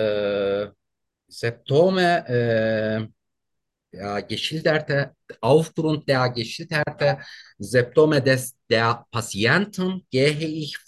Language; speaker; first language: German; non-native, learner; Turkish